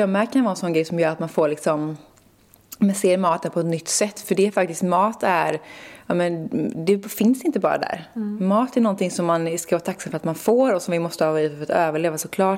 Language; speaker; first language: Swedish; native; Swedish